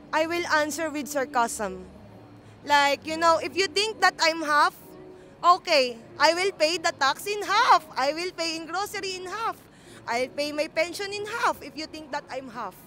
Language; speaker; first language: English; non-native, local second language; Filipino